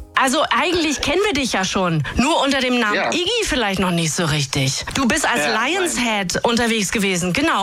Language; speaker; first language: German; native; German